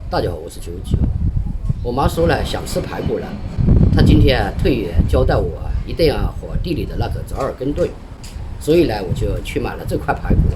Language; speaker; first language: Chinese; native; Chinese